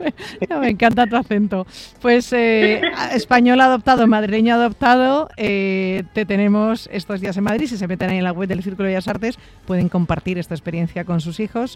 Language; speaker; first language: Spanish; native; Spanish